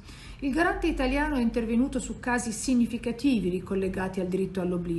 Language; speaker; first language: Italian; native; Italian